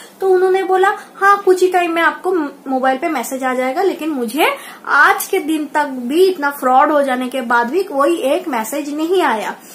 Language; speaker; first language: Hindi; non-native, local second language; Bangla